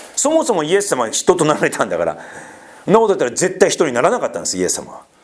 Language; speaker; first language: Japanese; native; Japanese